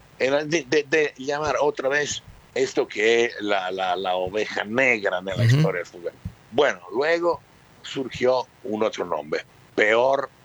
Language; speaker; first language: Spanish; non-native, fluent; Italian